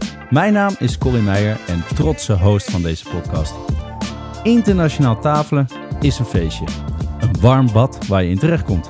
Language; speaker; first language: Dutch; native; Dutch